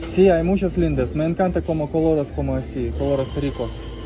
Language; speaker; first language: Spanish; non-native, learner; Russian